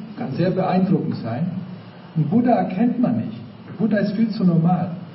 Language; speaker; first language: German; native; German